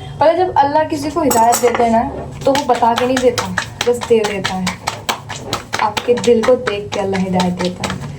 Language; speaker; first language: Hindi; native; Hindi